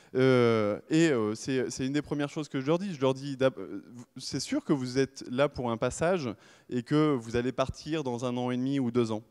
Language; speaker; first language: French; native; French